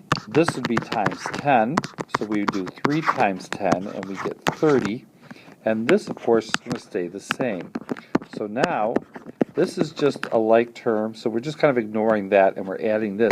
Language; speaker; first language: English; native; English